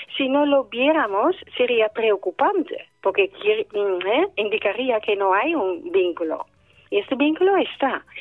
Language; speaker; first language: Spanish; non-native, fluent; Dutch